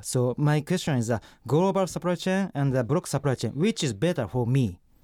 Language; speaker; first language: English; non-native, learner; Japanese